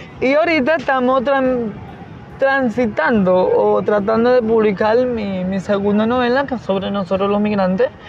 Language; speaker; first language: Spanish; native; Spanish